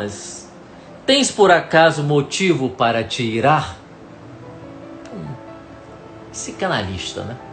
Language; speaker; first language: Portuguese; native; Portuguese